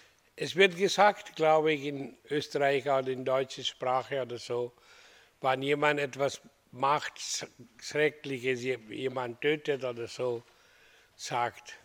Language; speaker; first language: German; non-native, learner; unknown